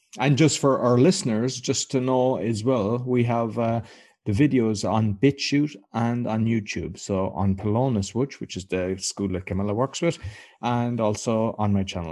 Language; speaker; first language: English; native; English